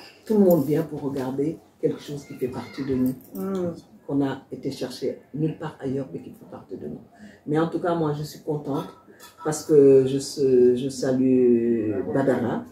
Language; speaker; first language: French; non-native, local second language; Wolof